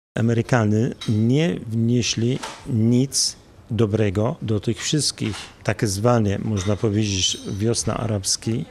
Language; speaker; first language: Polish; non-native, fluent; Arabic